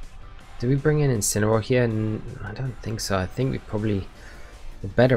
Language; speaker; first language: English; native; English